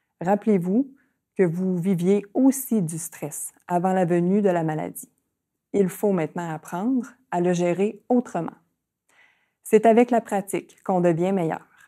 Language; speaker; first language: French; native; French